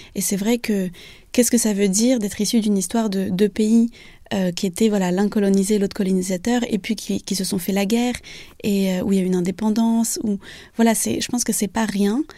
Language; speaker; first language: French; early bilingual, other home language; Vietnamese